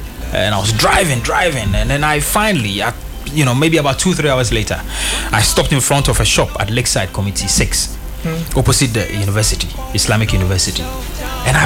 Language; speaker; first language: English; non-native, local second language; Akan